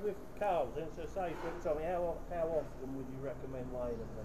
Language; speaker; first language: English; native; English